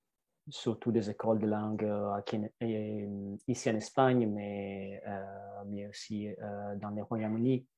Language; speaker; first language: French; non-native, fluent; Italian